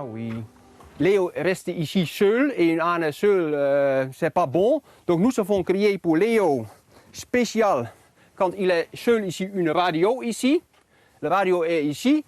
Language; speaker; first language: French; non-native, learner; Dutch